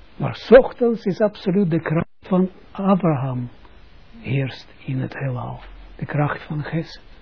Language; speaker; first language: Dutch; non-native, fluent; Russian